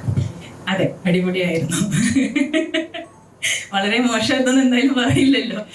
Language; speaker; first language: Malayalam; native; Malayalam